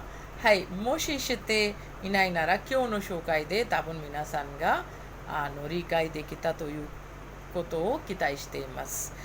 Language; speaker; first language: Japanese; non-native, fluent; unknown